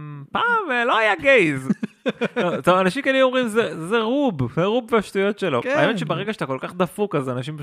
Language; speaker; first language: Hebrew; native; Hebrew